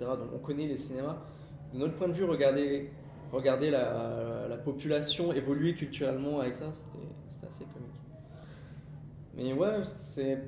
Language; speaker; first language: French; native; French